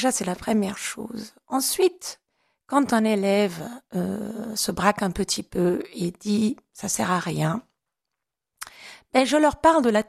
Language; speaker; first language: French; non-native, fluent; German